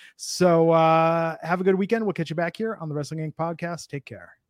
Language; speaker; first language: English; native; English